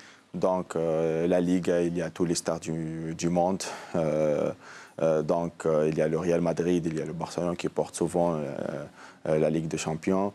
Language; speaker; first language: French; non-native, local second language; Arabic